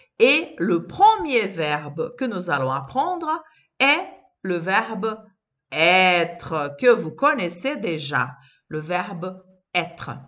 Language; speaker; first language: French; non-native, fluent; Portuguese